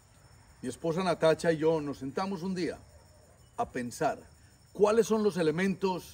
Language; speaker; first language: Spanish; native; Spanish